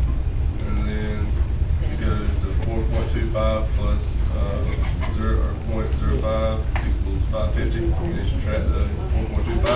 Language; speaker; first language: English; native; English